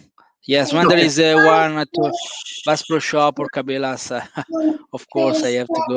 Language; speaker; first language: English; non-native, fluent; Italian